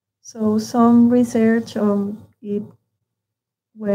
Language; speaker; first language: English; non-native, learner; Spanish